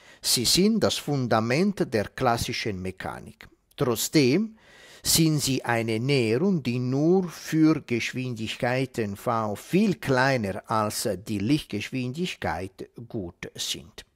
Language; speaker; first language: German; non-native, fluent; Italian